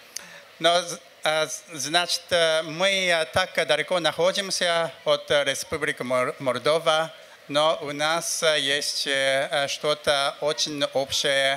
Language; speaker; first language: Russian; non-native, fluent; Japanese